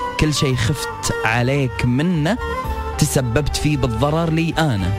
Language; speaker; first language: Arabic; native; Arabic